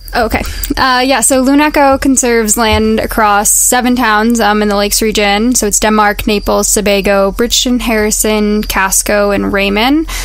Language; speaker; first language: English; native; English